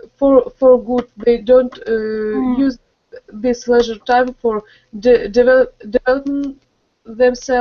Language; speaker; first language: English; non-native, learner; Russian